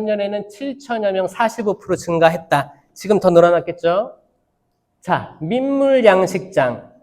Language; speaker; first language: Korean; native; Korean